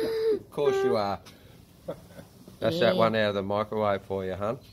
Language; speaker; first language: English; native; English